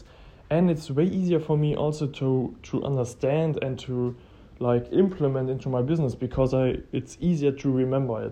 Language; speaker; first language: English; non-native, fluent; German